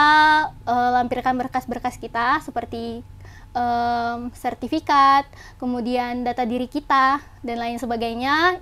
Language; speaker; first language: Indonesian; native; Indonesian